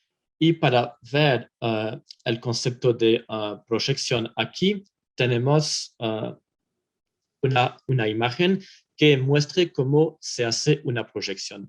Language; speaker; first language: Spanish; non-native, fluent; French